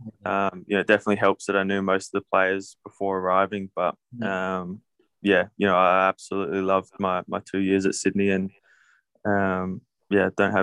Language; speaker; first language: English; native; English